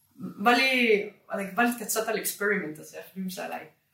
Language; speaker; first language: Hebrew; non-native, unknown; Spanish